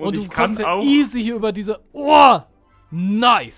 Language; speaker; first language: German; native; German